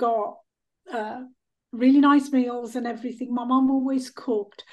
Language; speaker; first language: English; early bilingual, other home language; Punjabi